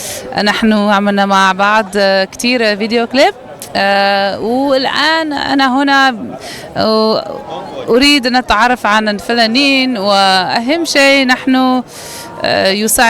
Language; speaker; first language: Arabic; non-native, learner; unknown